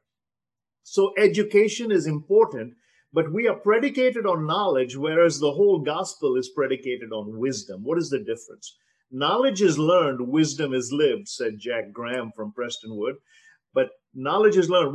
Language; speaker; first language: English; non-native, local second language; Telugu